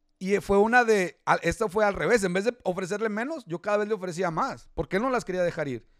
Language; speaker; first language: Spanish; early bilingual, heritage; Spanish